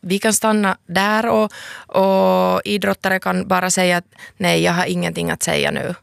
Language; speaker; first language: Swedish; non-native, local second language; Finnish